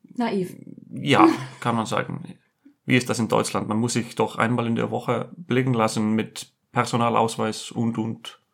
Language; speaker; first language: German; non-native, fluent; Icelandic